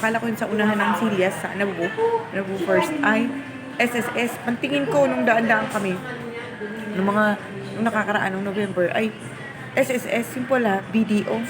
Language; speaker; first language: Filipino; native; Filipino